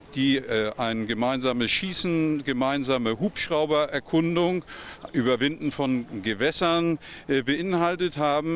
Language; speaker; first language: German; native; German